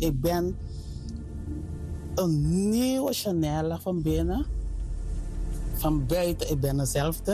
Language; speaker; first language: Dutch; non-native, fluent; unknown